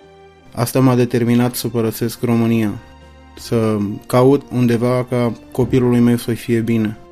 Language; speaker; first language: Romanian; native; Romanian